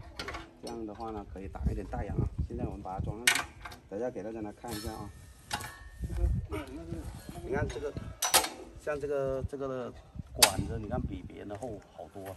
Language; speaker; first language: Chinese; native; Chinese